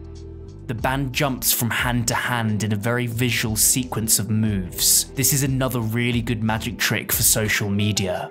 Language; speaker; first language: English; native; English